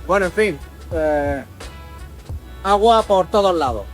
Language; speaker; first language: Spanish; native; Spanish